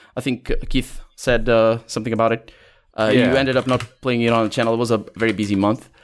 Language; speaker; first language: English; non-native, fluent; Portuguese